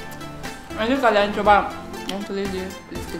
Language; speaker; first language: Indonesian; non-native, learner; Russian